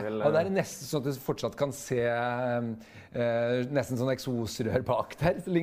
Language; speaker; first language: Norwegian; native; Norwegian